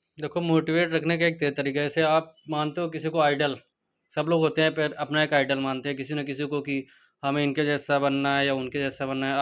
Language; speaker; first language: Hindi; native; Hindi